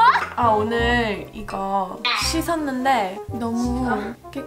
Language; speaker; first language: Korean; early bilingual, heritage; English